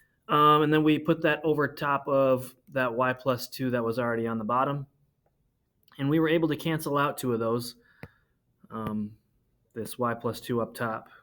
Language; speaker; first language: English; native; English